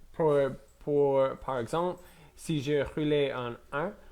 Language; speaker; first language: French; non-native, learner; English